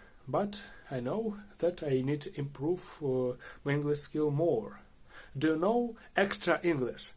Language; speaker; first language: English; non-native, learner; Russian